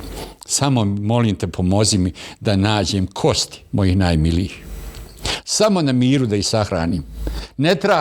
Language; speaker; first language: Bosnian; native; Bosnian